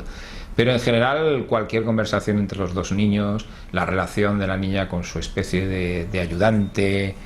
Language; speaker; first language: Spanish; native; Spanish